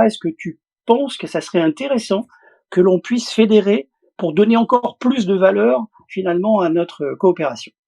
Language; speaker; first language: French; native; French